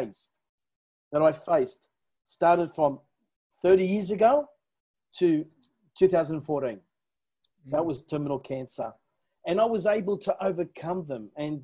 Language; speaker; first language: English; non-native, local second language; Italian